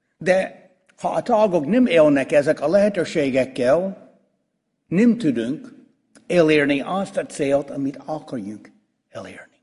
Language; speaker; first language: Hungarian; non-native, fluent; English